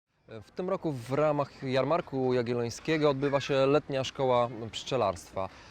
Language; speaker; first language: Polish; native; Polish